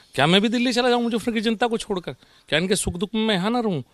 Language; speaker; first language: Hindi; native; Hindi